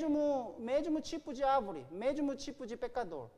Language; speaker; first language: Portuguese; non-native, learner; Korean